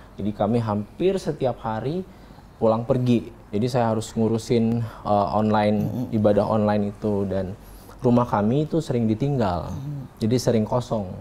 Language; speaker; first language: Indonesian; native; Indonesian